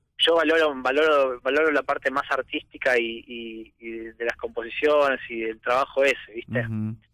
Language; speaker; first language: Spanish; native; Spanish